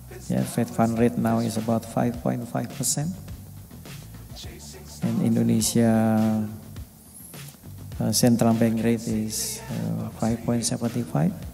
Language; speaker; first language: English; non-native, fluent; Indonesian